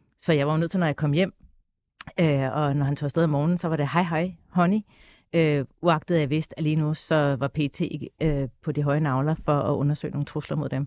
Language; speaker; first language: Danish; native; Danish